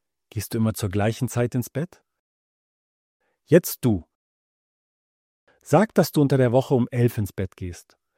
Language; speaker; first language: German; native; German